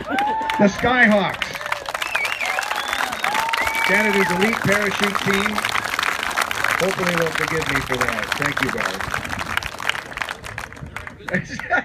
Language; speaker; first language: English; native; English